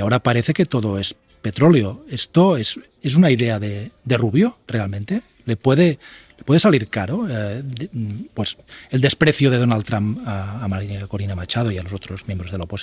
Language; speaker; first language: Spanish; native; Spanish